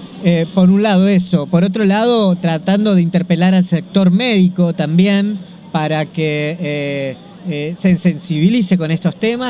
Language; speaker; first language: Spanish; native; Spanish